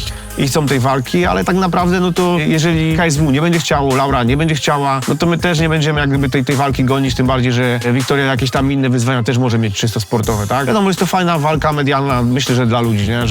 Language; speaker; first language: Polish; native; Polish